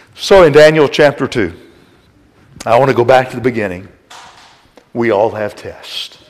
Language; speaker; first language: English; native; English